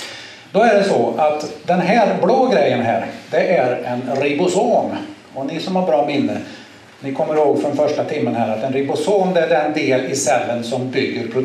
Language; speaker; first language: Swedish; native; Swedish